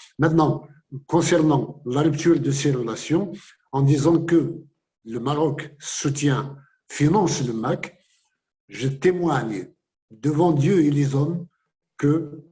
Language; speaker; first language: French; non-native, local second language; Kabyle